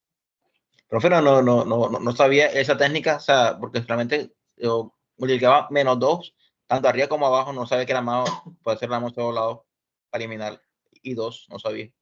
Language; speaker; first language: Spanish; native; Spanish